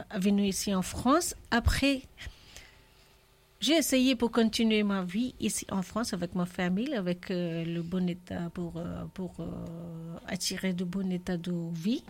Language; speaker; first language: French; non-native, learner; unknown